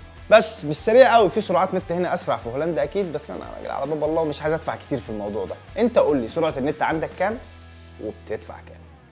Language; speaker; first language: Arabic; native; Arabic